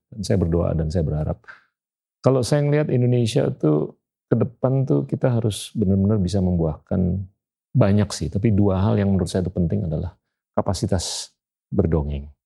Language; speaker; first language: Indonesian; native; Indonesian